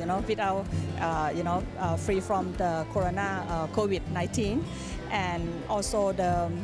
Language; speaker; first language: English; non-native, fluent; Thai